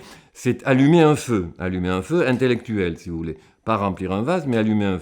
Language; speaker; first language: French; native; French